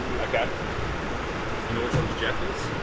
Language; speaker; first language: English; native; English